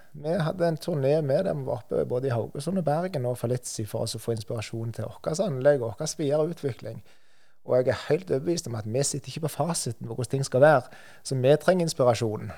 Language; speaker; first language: Norwegian; native; Norwegian